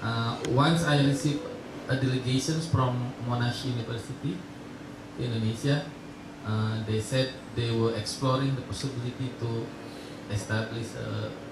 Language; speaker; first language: English; non-native, local second language; Indonesian